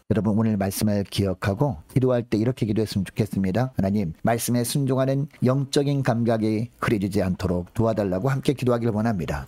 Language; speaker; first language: Korean; native; Korean